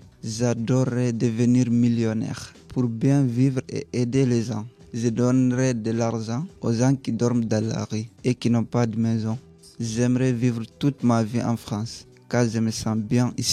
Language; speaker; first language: French; early bilingual, other home language; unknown